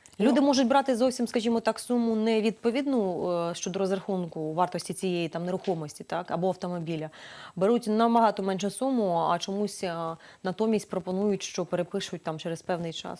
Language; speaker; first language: Ukrainian; native; Ukrainian